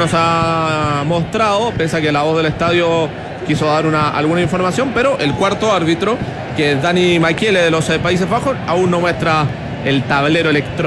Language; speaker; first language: Spanish; native; Spanish